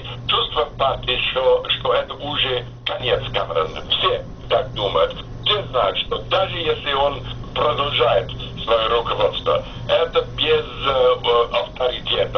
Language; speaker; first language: Russian; non-native, fluent; English